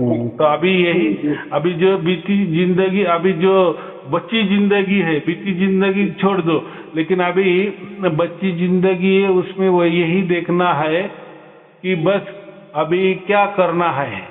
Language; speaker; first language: Hindi; native; Hindi